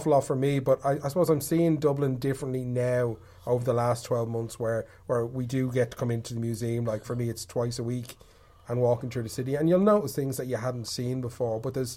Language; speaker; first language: English; native; English